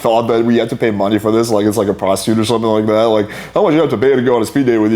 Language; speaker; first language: English; native; English